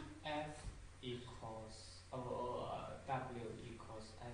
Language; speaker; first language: English; non-native, learner; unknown